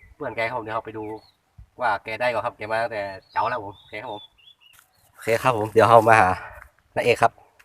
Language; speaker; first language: Thai; native; Thai